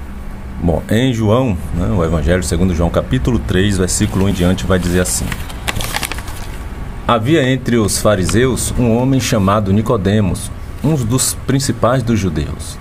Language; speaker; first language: Portuguese; native; Portuguese